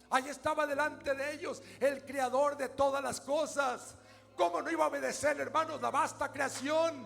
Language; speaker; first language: Spanish; native; Spanish